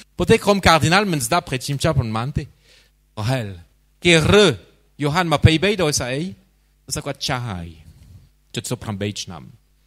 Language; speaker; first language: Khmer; non-native, fluent; French